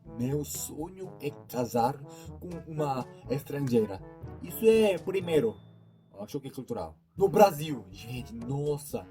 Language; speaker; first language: Portuguese; non-native, learner; Korean